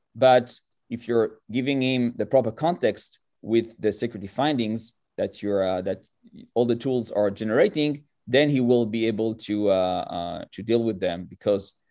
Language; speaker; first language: English; non-native, fluent; French